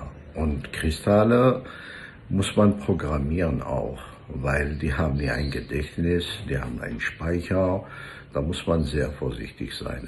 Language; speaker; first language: German; non-native, fluent; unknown